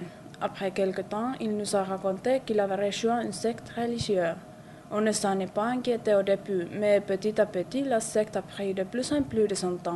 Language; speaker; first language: French; non-native, learner; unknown